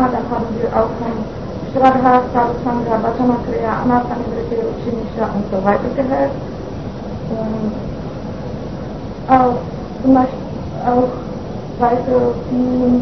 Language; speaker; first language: German; non-native, fluent; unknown